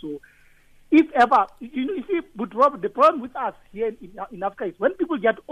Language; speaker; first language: English; non-native, local second language; Southern Sotho